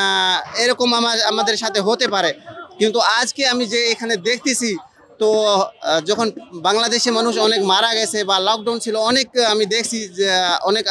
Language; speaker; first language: Bangla; non-native, fluent; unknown